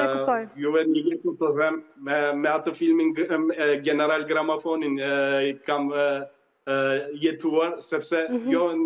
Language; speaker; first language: Albanian; early bilingual, heritage; Albanian